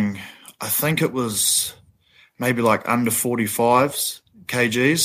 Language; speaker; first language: English; native; English